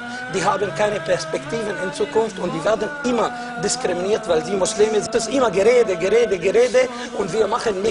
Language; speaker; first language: German; non-native, fluent; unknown